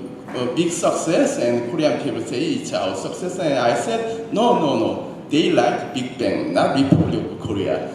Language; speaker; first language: English; non-native, learner; Korean